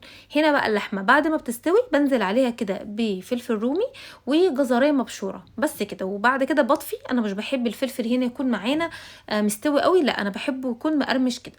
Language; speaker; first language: Arabic; native; Arabic